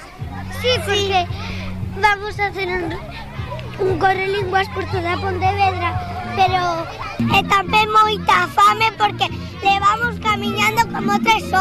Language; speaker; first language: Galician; non-native, local second language; Spanish